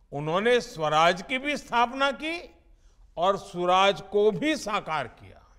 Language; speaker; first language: Hindi; non-native, local second language; Gujarati